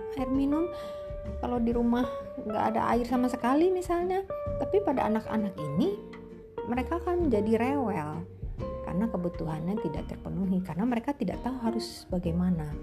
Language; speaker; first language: Indonesian; native; Indonesian